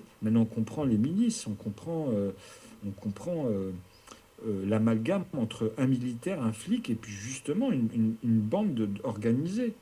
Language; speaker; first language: French; native; French